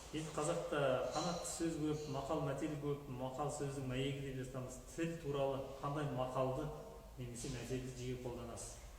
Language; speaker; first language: Kazakh; native; Kazakh